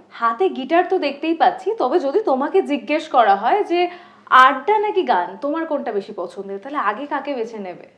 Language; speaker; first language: Bangla; native; Bangla